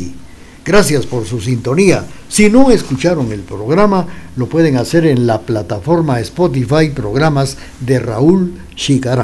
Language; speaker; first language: Spanish; native; Spanish